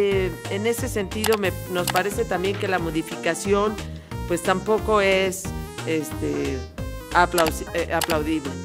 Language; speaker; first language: Spanish; native; Spanish